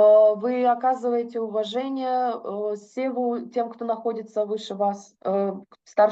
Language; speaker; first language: Russian; native; Russian